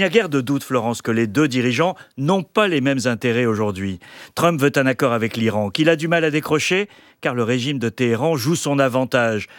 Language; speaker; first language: French; native; French